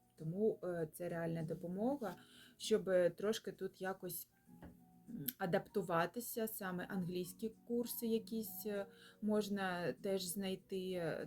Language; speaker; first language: Ukrainian; non-native, local second language; Russian